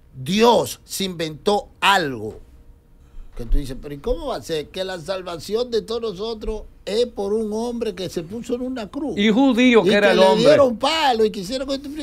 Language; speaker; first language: Spanish; native; Spanish